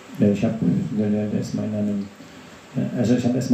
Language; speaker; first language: German; non-native, fluent; Russian